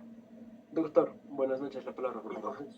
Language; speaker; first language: Spanish; native; Spanish